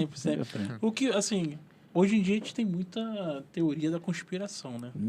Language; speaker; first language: Portuguese; native; Portuguese